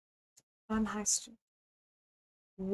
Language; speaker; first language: German; non-native, learner; English